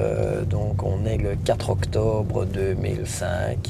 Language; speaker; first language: French; native; French